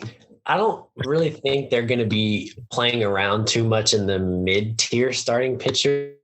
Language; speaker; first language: English; native; English